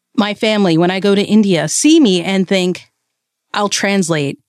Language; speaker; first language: English; early bilingual, other home language; Malayalam